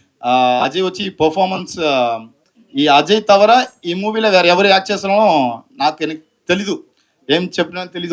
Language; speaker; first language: Telugu; non-native, fluent; Tamil